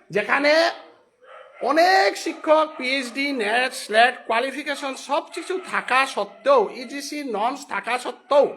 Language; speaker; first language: Bangla; non-native, local second language; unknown